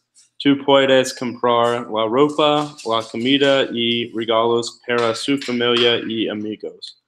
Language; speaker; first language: Spanish; non-native, learner; English